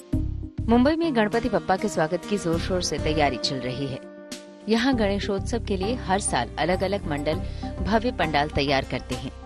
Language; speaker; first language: Hindi; native; Hindi